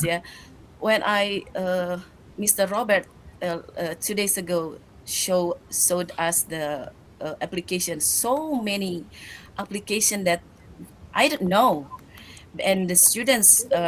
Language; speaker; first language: English; non-native, learner; Indonesian